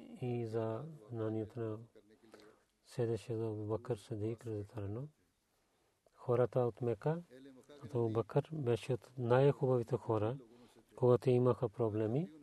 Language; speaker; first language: Bulgarian; non-native, learner; Urdu